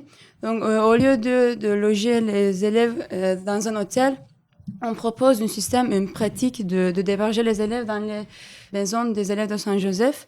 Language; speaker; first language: French; non-native, fluent; Turkish